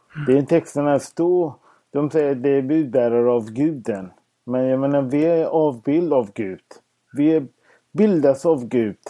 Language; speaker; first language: Swedish; non-native, fluent; Persian